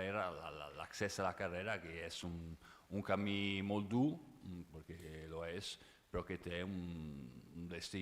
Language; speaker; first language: Catalan; non-native, fluent; Italian